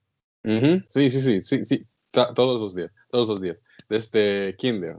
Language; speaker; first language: Spanish; non-native, learner; English